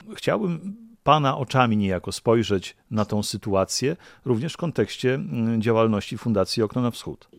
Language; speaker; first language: Polish; native; Polish